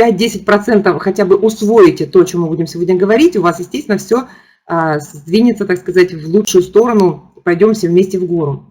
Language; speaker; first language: Russian; native; Russian